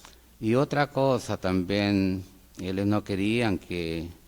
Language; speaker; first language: Portuguese; non-native, fluent; Spanish